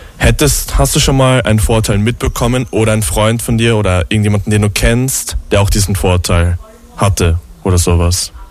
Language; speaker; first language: German; native; German